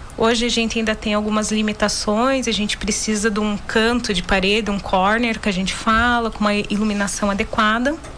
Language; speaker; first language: Portuguese; native; Portuguese